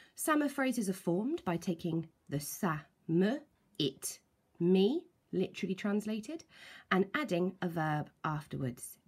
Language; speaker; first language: English; native; English